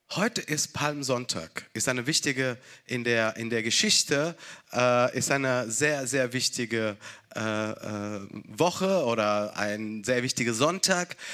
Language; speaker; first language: German; non-native, fluent; Italian